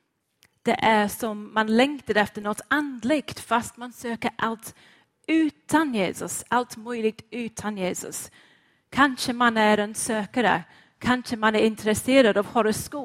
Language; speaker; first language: Swedish; non-native, fluent; English